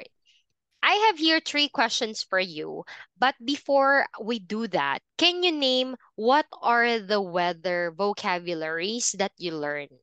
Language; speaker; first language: English; non-native, fluent; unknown